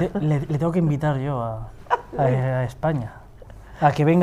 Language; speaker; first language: Spanish; native; Spanish